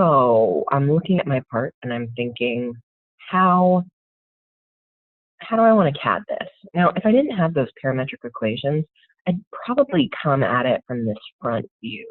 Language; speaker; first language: English; native; English